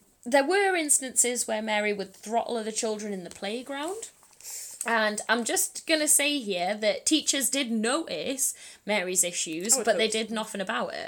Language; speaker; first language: English; native; English